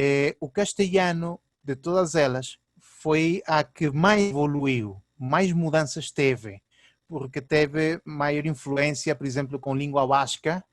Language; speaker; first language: Portuguese; early bilingual, heritage; Portuguese